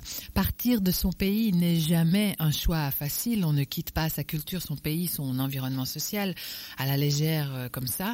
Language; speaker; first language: French; native; French